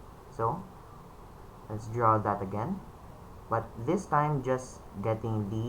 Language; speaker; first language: English; non-native, local second language; Filipino